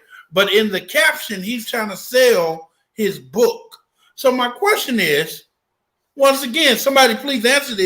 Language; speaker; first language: English; native; English